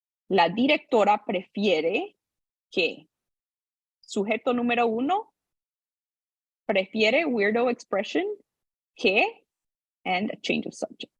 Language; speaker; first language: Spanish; non-native, fluent; English